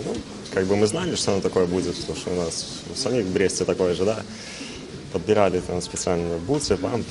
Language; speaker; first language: Russian; native; Russian